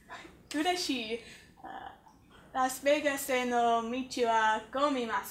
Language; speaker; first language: Japanese; non-native, learner; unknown